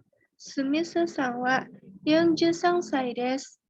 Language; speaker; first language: Japanese; non-native, fluent; Indonesian